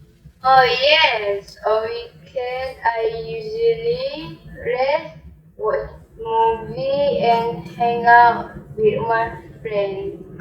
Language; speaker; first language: English; non-native, local second language; Malay